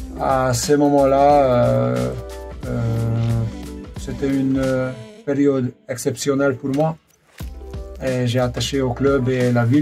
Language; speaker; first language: French; non-native, local second language; Hungarian